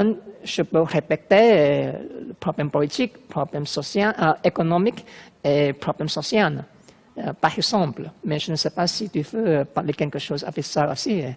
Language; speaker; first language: French; non-native, learner; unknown